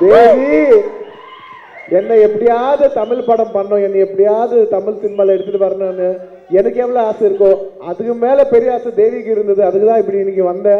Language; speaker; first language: Tamil; non-native, local second language; Telugu